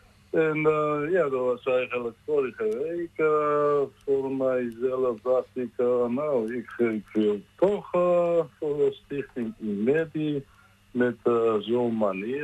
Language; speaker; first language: Dutch; non-native, learner; Georgian